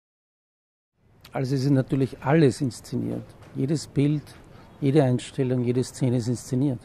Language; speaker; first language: German; native; German